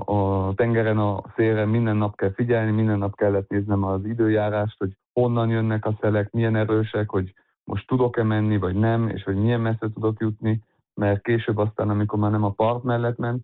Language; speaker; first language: Hungarian; early bilingual, heritage; Hungarian